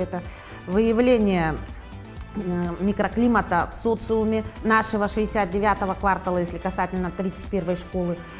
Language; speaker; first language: Russian; native; Russian